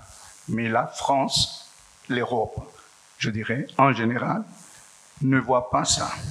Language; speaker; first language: French; non-native, fluent; Portuguese